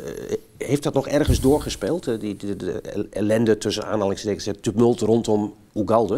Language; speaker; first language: Dutch; native; Dutch